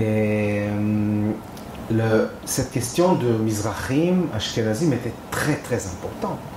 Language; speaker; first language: French; non-native, fluent; Hebrew